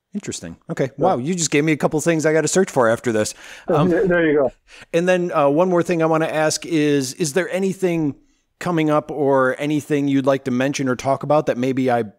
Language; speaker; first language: English; native; English